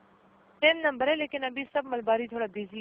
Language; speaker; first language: Hindi; non-native, learner; Malayalam